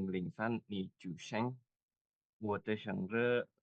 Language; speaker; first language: Chinese; non-native, learner; Indonesian